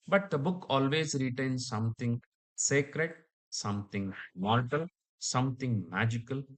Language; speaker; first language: English; non-native, local second language; Kannada